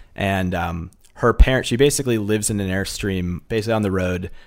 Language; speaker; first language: English; native; English